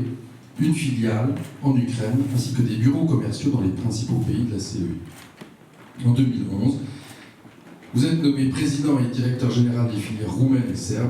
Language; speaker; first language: French; native; French